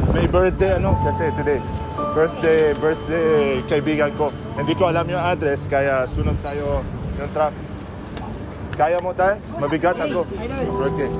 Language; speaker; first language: Filipino; non-native, learner; Arabic